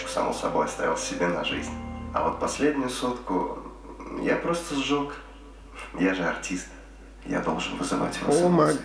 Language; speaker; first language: Russian; native; Russian